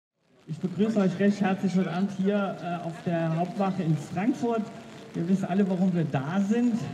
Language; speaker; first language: German; native; German